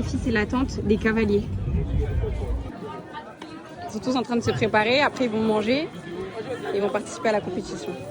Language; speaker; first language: French; native; French